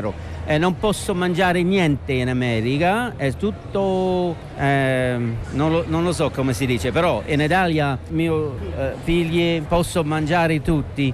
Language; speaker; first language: Italian; non-native, learner; English